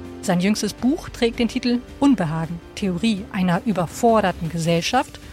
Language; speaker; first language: German; native; German